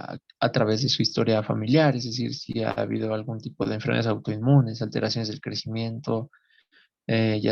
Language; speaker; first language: Spanish; native; Spanish